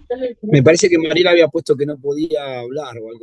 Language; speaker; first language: Spanish; native; Spanish